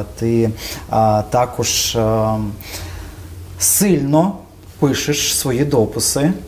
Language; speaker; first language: Ukrainian; native; Ukrainian